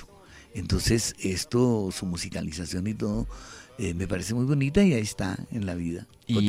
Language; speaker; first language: Spanish; native; Spanish